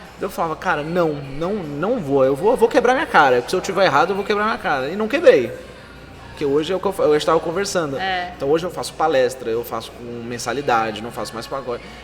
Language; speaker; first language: Portuguese; native; Portuguese